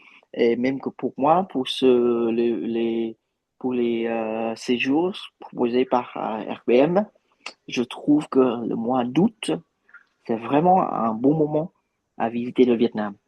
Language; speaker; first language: French; non-native, fluent; Vietnamese